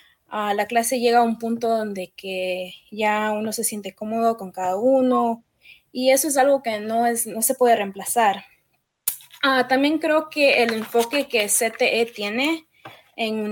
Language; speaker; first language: Spanish; early bilingual, heritage; Spanish